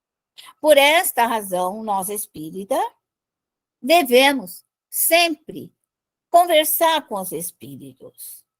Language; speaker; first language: Portuguese; native; Portuguese